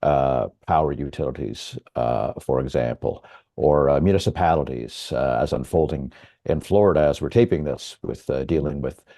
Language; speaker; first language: English; native; English